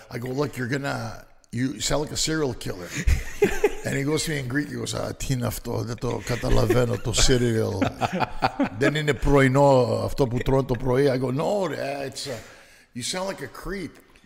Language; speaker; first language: English; early bilingual, other home language; Greek